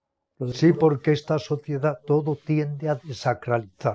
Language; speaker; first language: Spanish; native; Spanish